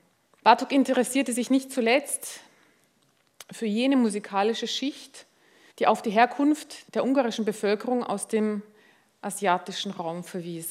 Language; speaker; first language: German; non-native, fluent; Hungarian